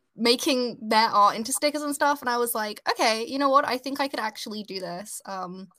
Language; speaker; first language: English; native; English